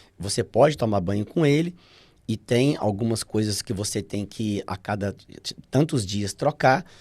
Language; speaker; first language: Portuguese; native; Portuguese